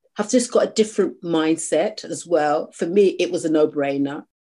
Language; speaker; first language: English; native; English